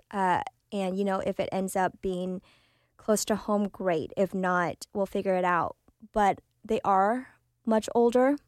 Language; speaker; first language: English; early bilingual, other home language; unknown